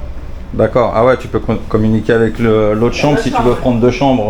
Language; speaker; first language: French; native; French